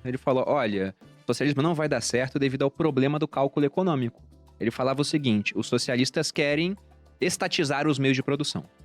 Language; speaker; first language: Portuguese; native; Portuguese